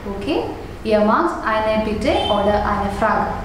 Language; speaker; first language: German; non-native, learner; Malayalam